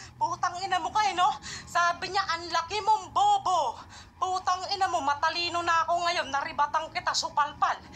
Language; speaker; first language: Filipino; non-native, local second language; Hiligaynon